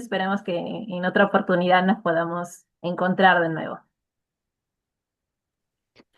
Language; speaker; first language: Spanish; native; Spanish